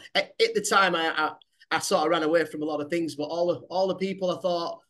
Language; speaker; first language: English; native; English